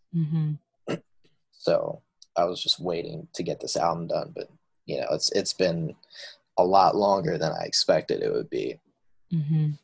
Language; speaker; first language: English; native; English